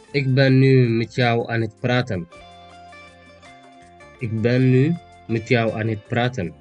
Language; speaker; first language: Dutch; non-native, fluent; Tigrinya